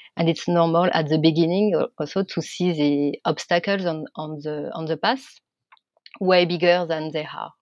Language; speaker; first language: English; non-native, fluent; French